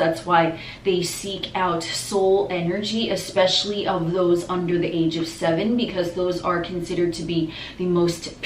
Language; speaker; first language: English; native; English